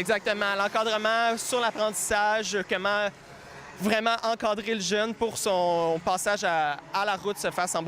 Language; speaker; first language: French; native; French